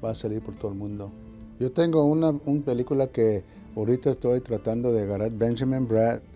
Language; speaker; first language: Spanish; early bilingual, heritage; Spanish